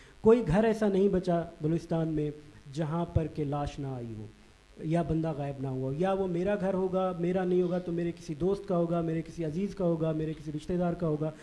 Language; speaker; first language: Urdu; non-native, local second language; Baluchi